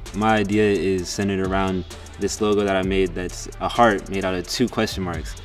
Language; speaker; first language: English; native; English